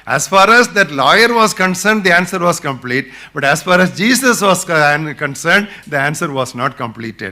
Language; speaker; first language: English; non-native, local second language; Tamil